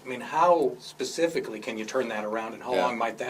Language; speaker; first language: English; native; English